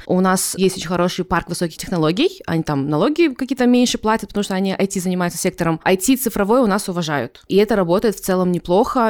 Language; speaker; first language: Russian; native; Russian